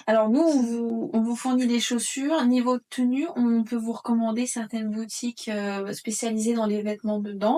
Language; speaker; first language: French; native; French